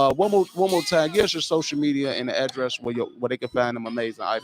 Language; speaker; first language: English; native; English